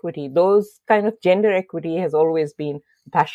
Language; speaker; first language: English; non-native, local second language; Urdu